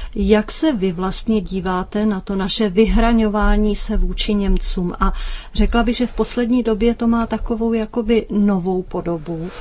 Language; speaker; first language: Czech; native; Czech